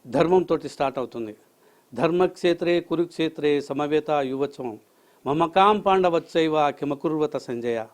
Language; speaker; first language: Telugu; non-native, local second language; Lambadi